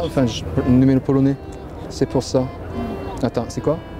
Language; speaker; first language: French; non-native, fluent; Japanese